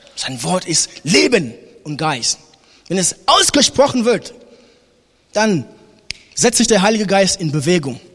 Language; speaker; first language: German; non-native, fluent; French